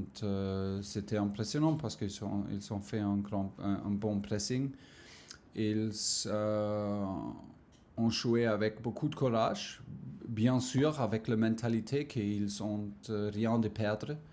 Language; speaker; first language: French; non-native, fluent; German